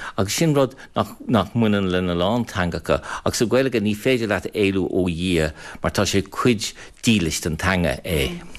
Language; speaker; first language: Irish; non-native, fluent; English